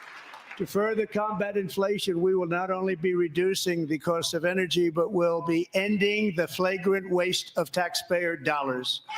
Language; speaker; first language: English; native; English